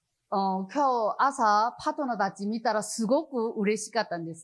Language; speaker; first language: Japanese; non-native, fluent; Chinese